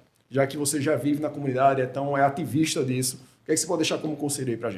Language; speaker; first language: Portuguese; native; Portuguese